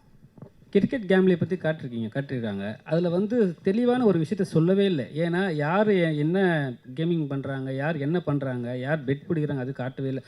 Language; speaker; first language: Tamil; native; Tamil